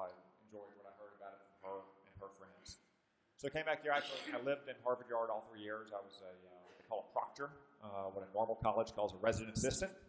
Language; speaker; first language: English; native; English